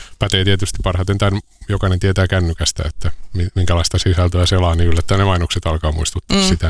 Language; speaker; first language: Finnish; native; Finnish